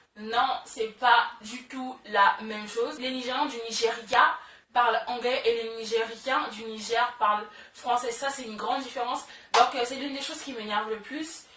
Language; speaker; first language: French; early bilingual, other home language; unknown